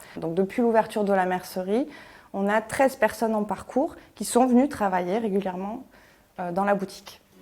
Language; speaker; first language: French; native; French